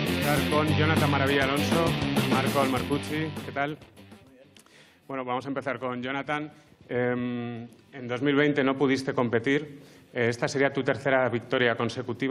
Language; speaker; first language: Spanish; native; Spanish